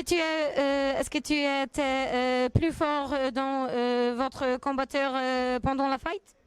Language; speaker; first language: French; non-native, learner; Polish